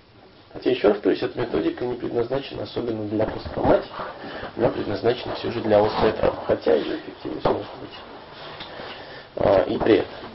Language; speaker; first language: Russian; native; Russian